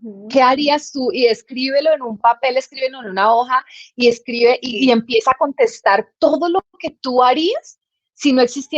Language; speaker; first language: Spanish; native; Spanish